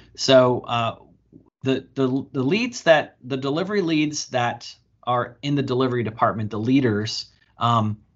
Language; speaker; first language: English; native; English